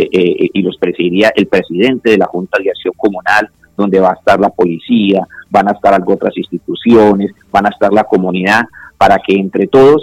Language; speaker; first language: Spanish; native; Spanish